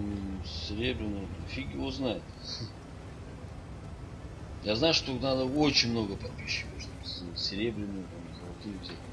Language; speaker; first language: Russian; non-native, local second language; Ingush